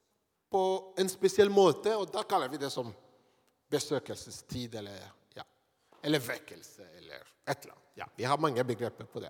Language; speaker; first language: Norwegian; non-native, fluent; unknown